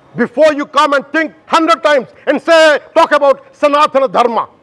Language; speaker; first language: English; non-native, local second language; Telugu